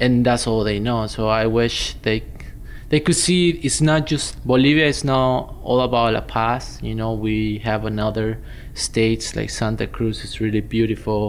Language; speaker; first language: English; non-native, fluent; Spanish